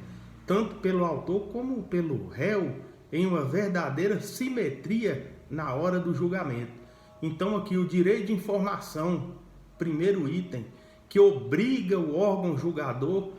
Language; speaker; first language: Portuguese; native; Portuguese